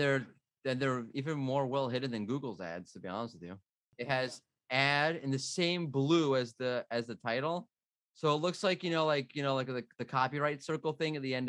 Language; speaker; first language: English; native; English